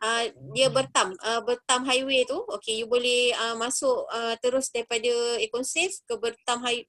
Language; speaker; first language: Malay; native; Malay